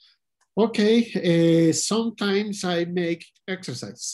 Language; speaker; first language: English; non-native, learner; Spanish